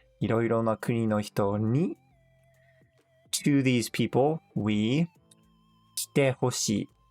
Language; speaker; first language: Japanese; non-native, fluent; English